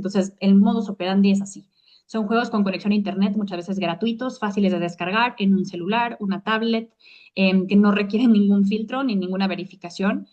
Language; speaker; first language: Spanish; native; Spanish